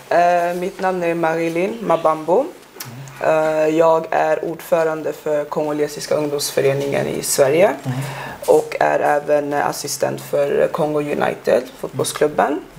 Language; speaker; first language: Swedish; early bilingual, other home language; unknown